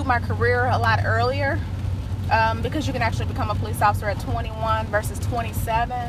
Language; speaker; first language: English; native; English